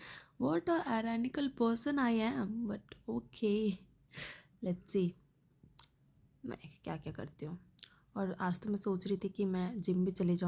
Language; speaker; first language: Hindi; native; Hindi